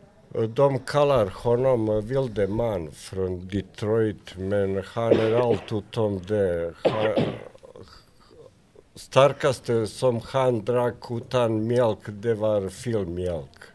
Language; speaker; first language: Swedish; non-native, fluent; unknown